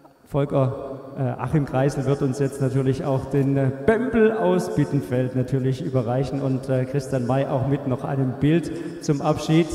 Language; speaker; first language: German; native; German